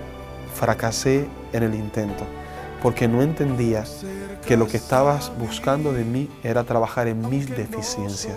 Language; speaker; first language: Spanish; native; Spanish